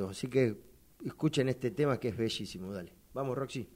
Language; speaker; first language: Spanish; native; Spanish